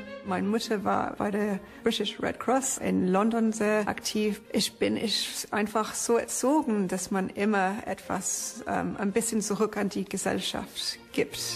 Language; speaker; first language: German; non-native, fluent; English